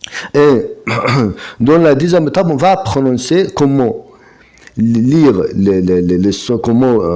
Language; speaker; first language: French; non-native, fluent; Arabic